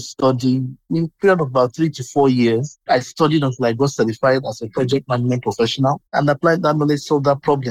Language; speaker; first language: English; non-native, local second language; Yoruba